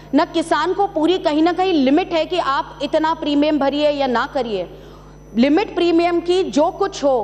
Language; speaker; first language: Hindi; non-native, local second language; Marathi